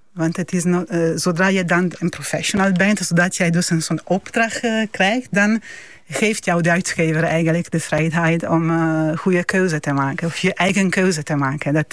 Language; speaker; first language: Dutch; non-native, fluent; Italian